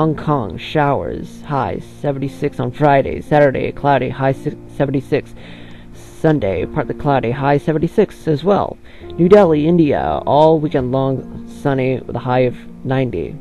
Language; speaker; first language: English; early bilingual, other home language; Spanish